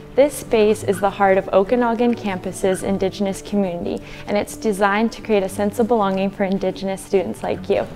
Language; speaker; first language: English; native; English